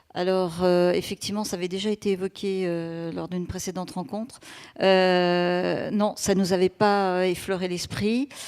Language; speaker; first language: French; native; French